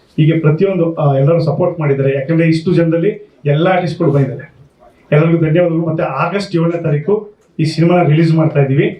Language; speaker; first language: Kannada; native; Kannada